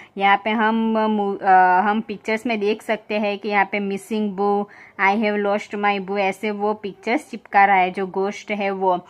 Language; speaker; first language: Hindi; non-native, local second language; Gujarati